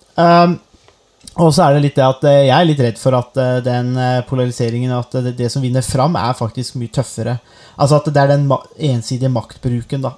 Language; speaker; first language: Norwegian; native; Norwegian